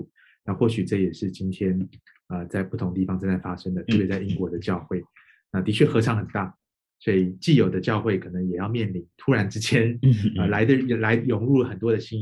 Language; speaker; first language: Chinese; native; Chinese